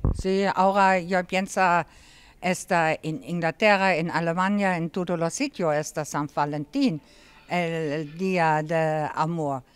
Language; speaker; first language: Spanish; non-native, learner; German